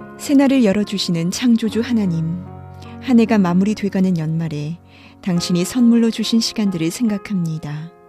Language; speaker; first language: Korean; native; Korean